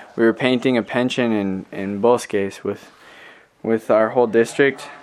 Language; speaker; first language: English; native; English